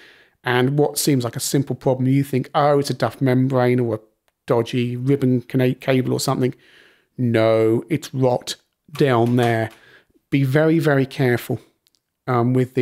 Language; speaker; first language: English; native; English